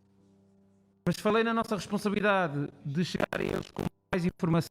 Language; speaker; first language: Portuguese; non-native, local second language; Kabuverdianu